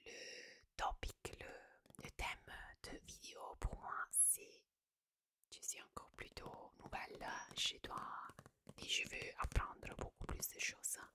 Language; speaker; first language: French; non-native, fluent; Italian